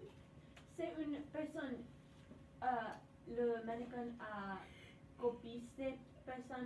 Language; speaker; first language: French; non-native, learner; English